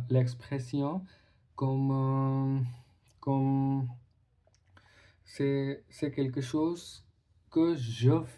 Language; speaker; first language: French; non-native, learner; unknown